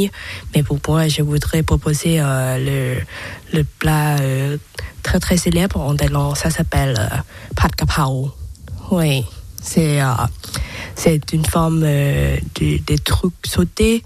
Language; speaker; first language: French; non-native, learner; Thai